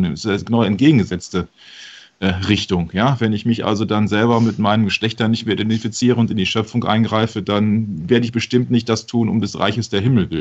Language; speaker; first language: German; native; German